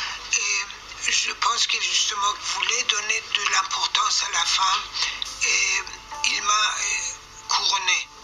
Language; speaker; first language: French; non-native, fluent; Persian